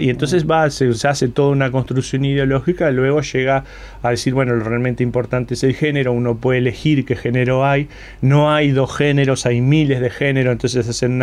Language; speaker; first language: Spanish; native; Spanish